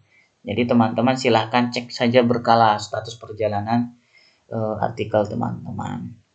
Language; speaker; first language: Indonesian; native; Indonesian